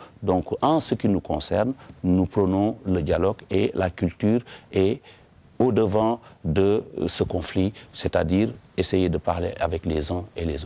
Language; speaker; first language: French; non-native, local second language; Wolof